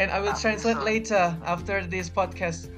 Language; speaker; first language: English; non-native, learner; Indonesian